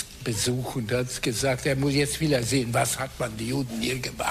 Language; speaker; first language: German; non-native, fluent; Hungarian